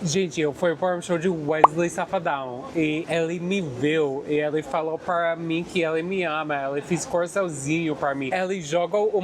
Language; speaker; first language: Portuguese; non-native, fluent; English